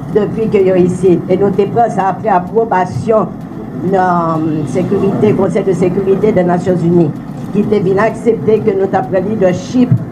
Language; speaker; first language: French; non-native, fluent; Swahili